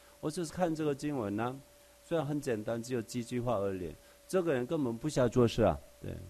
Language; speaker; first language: Chinese; non-native, fluent; Korean